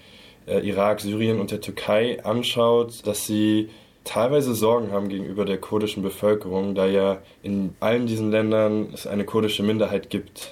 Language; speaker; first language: German; native; German